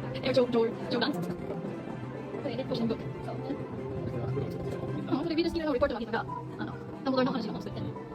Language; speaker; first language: Japanese; non-native, learner; English